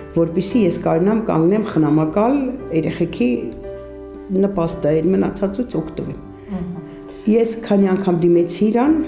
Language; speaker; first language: Armenian; native; Armenian